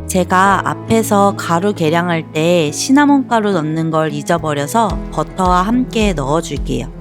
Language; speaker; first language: Korean; native; Korean